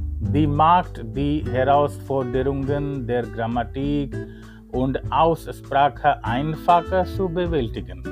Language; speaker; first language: German; non-native, learner; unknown